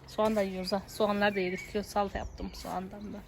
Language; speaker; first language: Turkish; native; Turkish